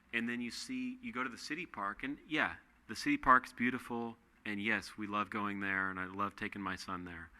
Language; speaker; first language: English; native; English